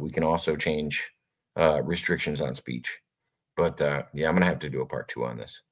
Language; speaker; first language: English; native; English